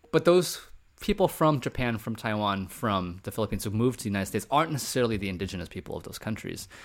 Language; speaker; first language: English; early bilingual, other home language; Chinese